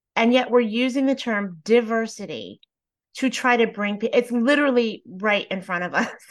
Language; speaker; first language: English; native; English